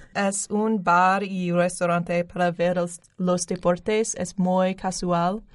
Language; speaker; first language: Spanish; non-native, learner; English